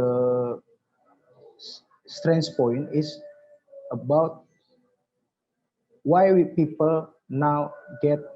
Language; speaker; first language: English; non-native, learner; Indonesian